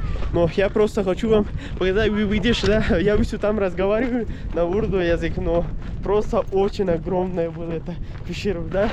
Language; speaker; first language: Russian; non-native, learner; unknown